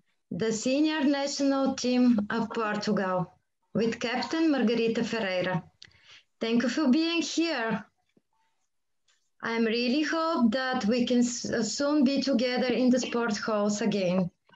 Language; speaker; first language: English; non-native, learner; Bulgarian